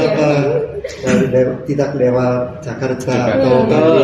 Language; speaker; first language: Indonesian; non-native, learner; Korean